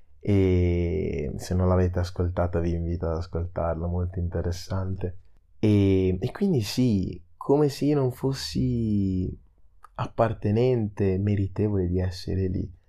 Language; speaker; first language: Italian; early bilingual, other home language; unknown